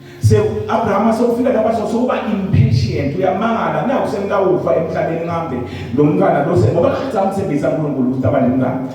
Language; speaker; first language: Zulu; non-native, local second language; Swati